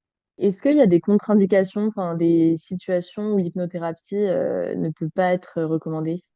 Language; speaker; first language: French; native; French